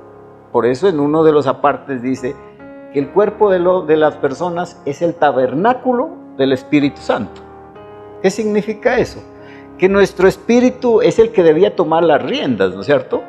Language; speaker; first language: Spanish; native; Spanish